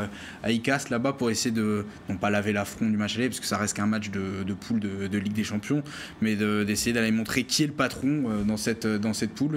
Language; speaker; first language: French; native; French